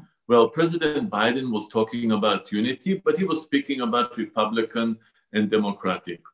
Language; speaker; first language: English; non-native, fluent; Hebrew